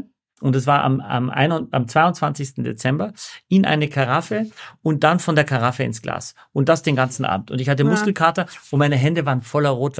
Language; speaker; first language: German; native; German